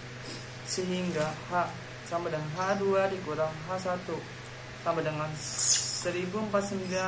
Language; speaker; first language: Indonesian; native; Indonesian